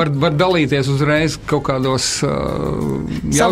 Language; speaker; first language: Latvian; native; Latvian